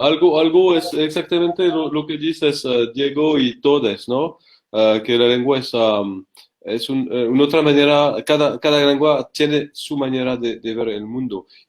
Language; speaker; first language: Spanish; non-native, learner; French